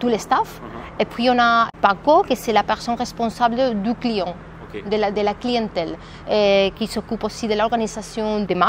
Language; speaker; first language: French; non-native, fluent; Spanish